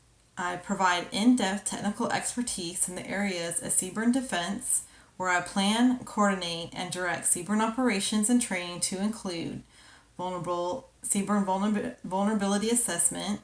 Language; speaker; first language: English; native; English